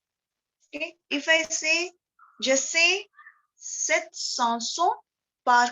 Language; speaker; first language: French; non-native, fluent; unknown